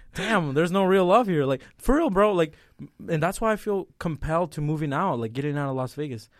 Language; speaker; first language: English; early bilingual, other home language; Spanish